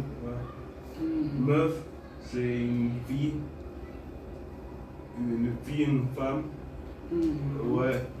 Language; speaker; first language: French; non-native, fluent; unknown